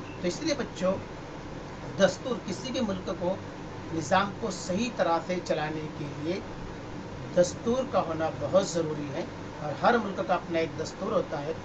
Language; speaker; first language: Urdu; native; Urdu